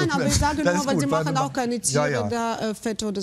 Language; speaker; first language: German; non-native, fluent; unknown